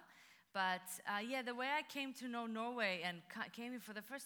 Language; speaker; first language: English; non-native, fluent; Russian